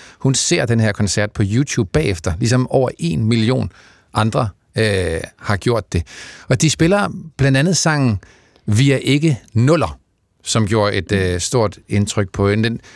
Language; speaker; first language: Danish; native; Danish